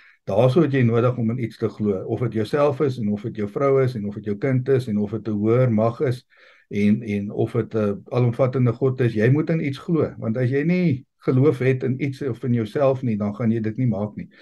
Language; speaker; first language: Afrikaans; native; Afrikaans